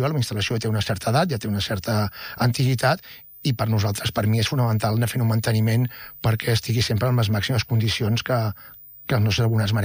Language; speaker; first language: Catalan; native; Catalan